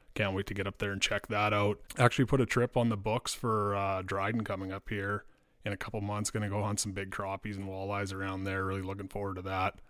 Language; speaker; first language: English; native; English